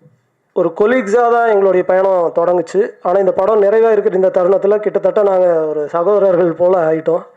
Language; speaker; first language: Tamil; native; Tamil